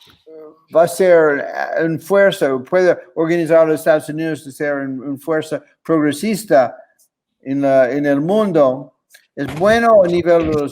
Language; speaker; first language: Spanish; non-native, fluent; English